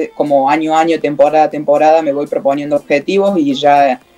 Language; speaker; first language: Spanish; native; Spanish